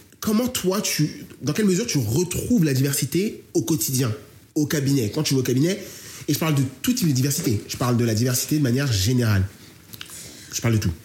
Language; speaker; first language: French; native; French